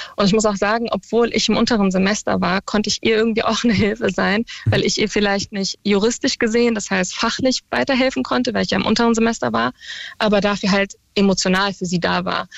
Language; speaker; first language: German; early bilingual, other home language; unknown